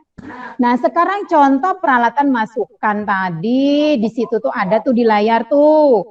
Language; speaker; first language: Indonesian; native; Indonesian